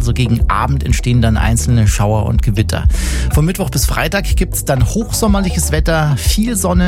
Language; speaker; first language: German; native; German